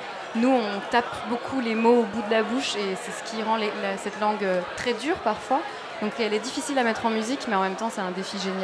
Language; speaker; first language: French; native; French